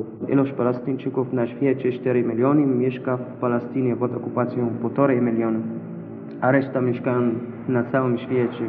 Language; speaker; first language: Polish; non-native, learner; Arabic